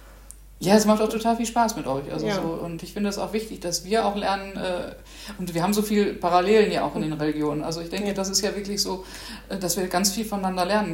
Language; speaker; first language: German; native; German